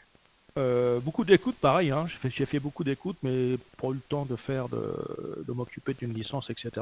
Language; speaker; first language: French; native; French